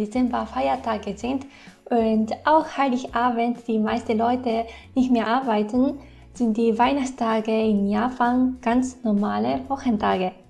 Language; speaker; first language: German; non-native, fluent; Japanese